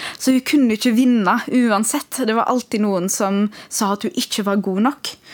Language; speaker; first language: Norwegian; early bilingual, other home language; Arabic